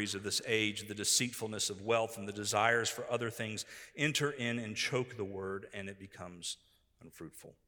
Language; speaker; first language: English; native; English